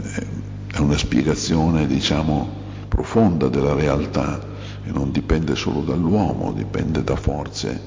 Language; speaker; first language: Italian; native; Italian